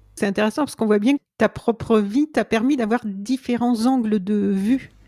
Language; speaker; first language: French; native; French